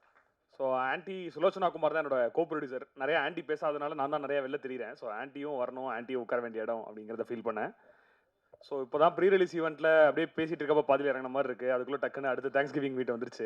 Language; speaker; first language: Tamil; native; Tamil